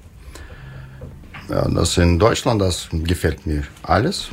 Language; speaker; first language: German; non-native, learner; Russian